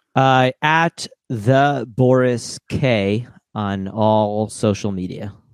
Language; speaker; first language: English; early bilingual, other home language; Russian